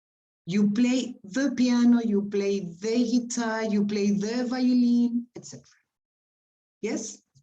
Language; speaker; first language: English; non-native, fluent; Spanish